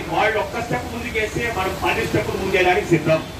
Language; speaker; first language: Telugu; native; Telugu